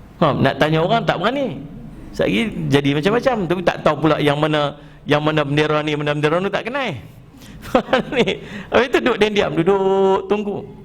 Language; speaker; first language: Malay; native; Malay